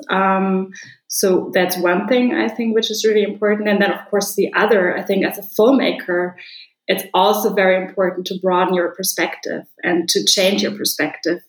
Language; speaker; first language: English; non-native, fluent; German